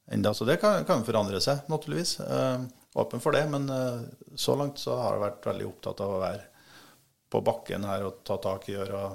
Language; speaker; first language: Norwegian; native; Norwegian